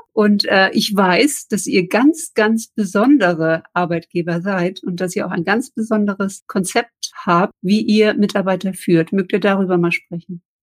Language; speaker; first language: German; native; German